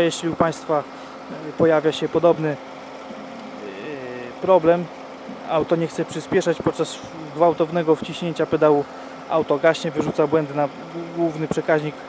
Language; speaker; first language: Polish; native; Polish